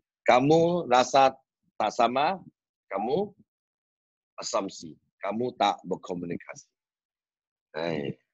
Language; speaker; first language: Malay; non-native, local second language; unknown